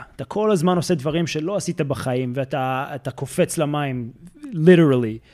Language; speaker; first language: Hebrew; early bilingual, heritage; Hebrew